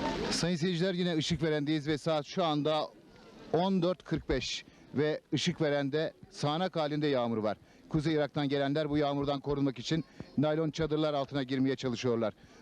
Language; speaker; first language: Turkish; native; Turkish